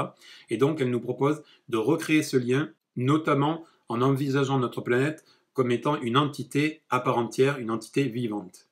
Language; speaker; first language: French; native; French